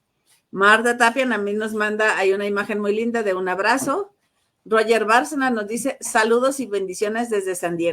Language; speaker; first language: Spanish; native; Spanish